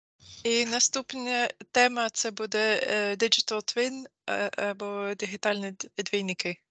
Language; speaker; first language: Ukrainian; non-native, fluent; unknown